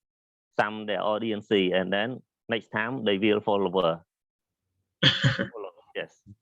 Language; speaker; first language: English; non-native, learner; Khmer